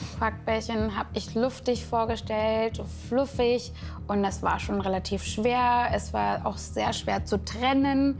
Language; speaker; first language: German; non-native, fluent; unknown